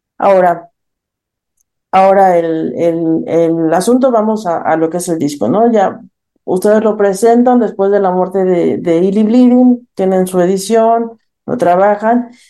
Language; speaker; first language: Spanish; native; Spanish